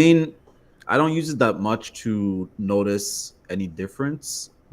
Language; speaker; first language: English; native; English